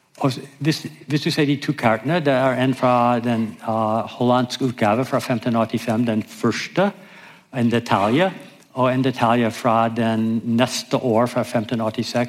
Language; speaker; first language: Norwegian; non-native, fluent; English